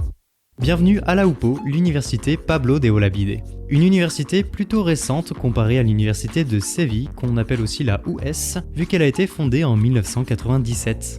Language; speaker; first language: French; native; French